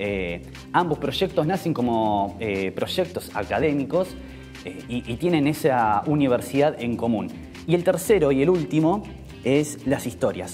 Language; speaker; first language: Spanish; native; Spanish